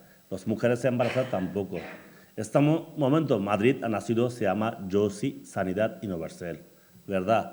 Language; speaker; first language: Spanish; non-native, learner; Bangla